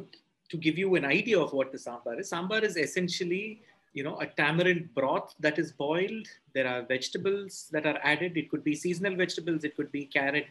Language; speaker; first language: English; non-native, local second language; Tamil